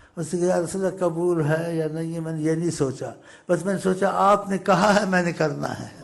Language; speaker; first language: Urdu; non-native, local second language; Saraiki